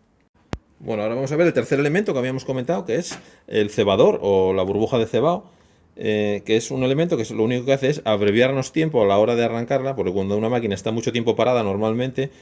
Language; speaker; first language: Spanish; native; Spanish